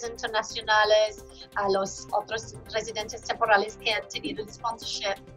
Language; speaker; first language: Spanish; non-native, fluent; English